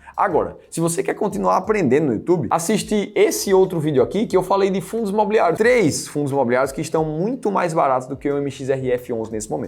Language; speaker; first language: Portuguese; native; Portuguese